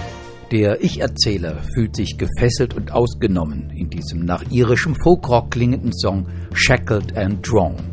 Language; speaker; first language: German; native; German